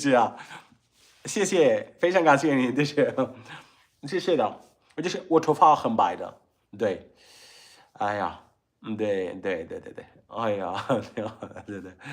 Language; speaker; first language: Chinese; non-native, learner; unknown